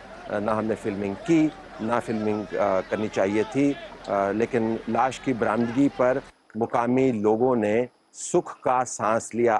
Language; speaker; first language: Urdu; native; Urdu